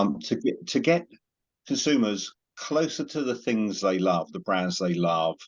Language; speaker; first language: English; native; English